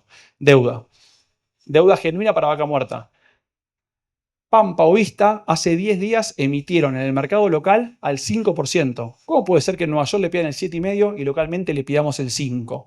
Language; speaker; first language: Spanish; native; Spanish